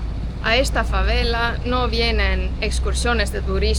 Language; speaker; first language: Spanish; non-native, fluent; Estonian